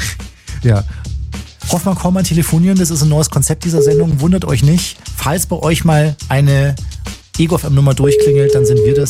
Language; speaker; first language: German; native; German